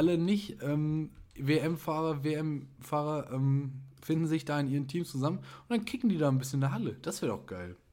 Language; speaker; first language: German; native; German